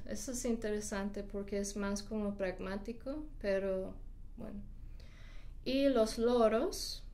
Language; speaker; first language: Spanish; non-native, fluent; English